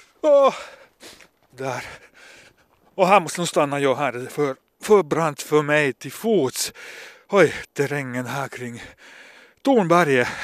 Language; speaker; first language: Swedish; native; Swedish